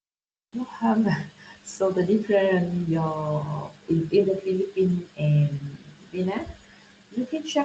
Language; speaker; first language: English; non-native, learner; Vietnamese